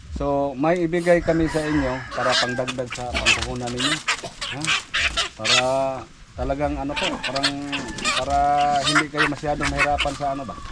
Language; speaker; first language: Filipino; non-native, local second language; Cebuano